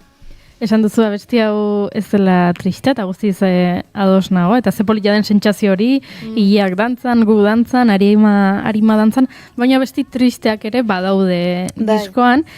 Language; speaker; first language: Basque; native; Basque